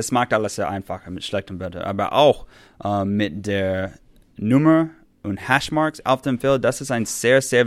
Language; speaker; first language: German; non-native, fluent; English